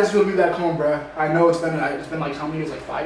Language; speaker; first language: English; native; English